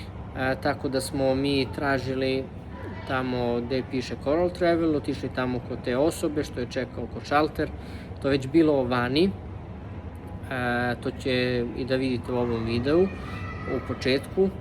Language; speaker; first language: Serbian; early bilingual, heritage; Serbian